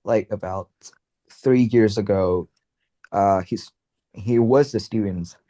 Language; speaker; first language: English; non-native, learner; Vietnamese